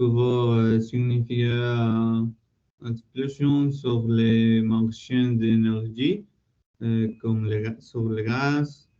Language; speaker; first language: French; non-native, learner; Spanish